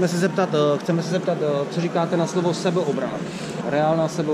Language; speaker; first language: Czech; native; Czech